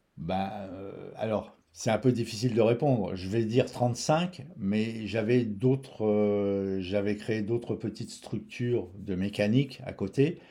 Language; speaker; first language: French; native; French